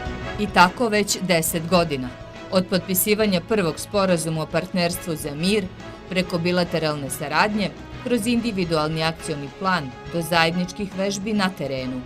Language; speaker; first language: Bosnian; native; Bosnian